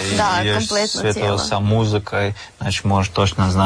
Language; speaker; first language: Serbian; non-native, learner; Russian